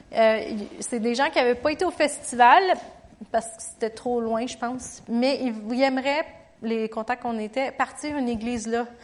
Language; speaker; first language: French; native; French